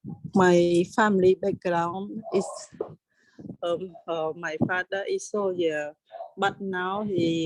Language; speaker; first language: English; non-native, learner; Khmer